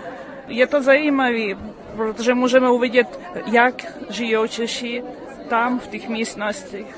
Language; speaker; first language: Czech; early bilingual, heritage; Czech